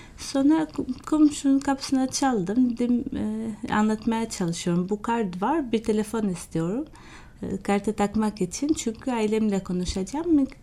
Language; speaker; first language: Turkish; non-native, fluent; Albanian